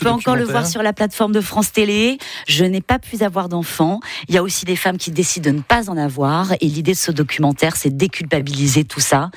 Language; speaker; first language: French; native; French